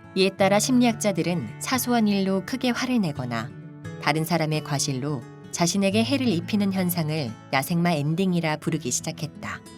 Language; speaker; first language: Korean; native; Korean